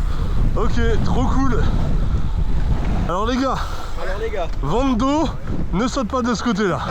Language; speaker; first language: French; native; French